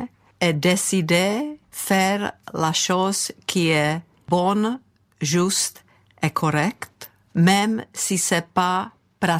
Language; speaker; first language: French; non-native, fluent; Czech